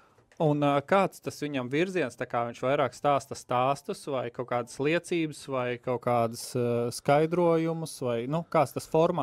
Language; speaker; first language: Latvian; native; Latvian